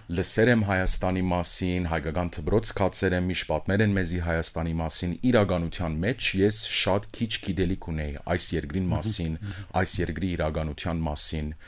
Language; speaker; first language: Armenian; early bilingual, heritage; Armenian